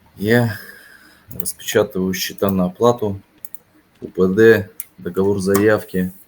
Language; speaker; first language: Russian; native; Russian